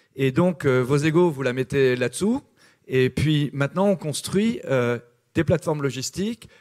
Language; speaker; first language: French; native; French